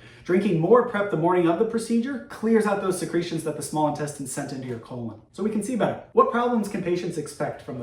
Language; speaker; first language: English; native; English